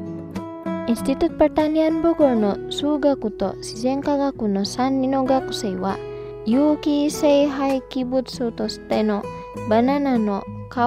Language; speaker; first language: Japanese; non-native, fluent; Indonesian